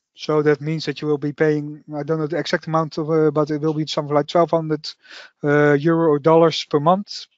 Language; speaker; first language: English; non-native, fluent; Dutch